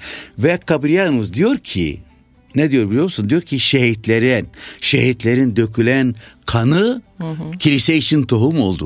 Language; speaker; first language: Turkish; non-native, local second language; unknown